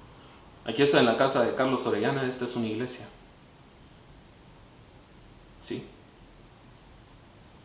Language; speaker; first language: Spanish; native; Spanish